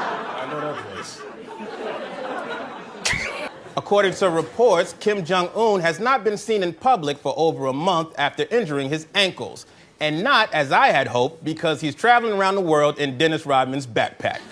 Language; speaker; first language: English; native; English